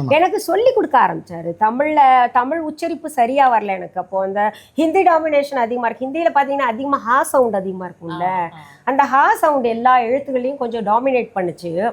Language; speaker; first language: Tamil; non-native, local second language; Hindi